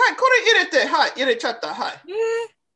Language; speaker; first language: Japanese; non-native, learner; English